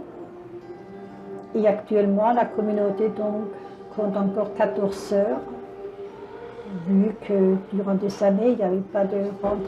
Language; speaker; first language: French; native; French